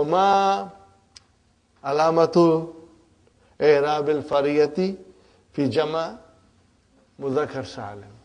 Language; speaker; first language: Arabic; non-native, fluent; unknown